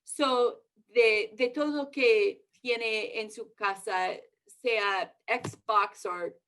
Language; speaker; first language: Spanish; early bilingual, heritage; English